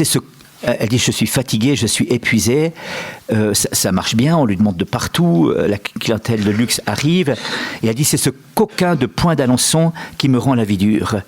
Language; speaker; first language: French; native; French